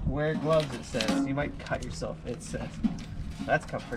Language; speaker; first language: English; native; English